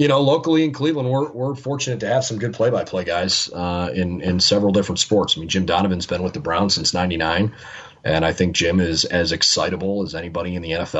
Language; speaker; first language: English; native; English